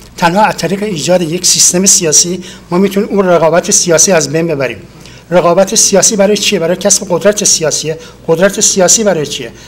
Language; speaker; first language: Persian; non-native, local second language; Kurdish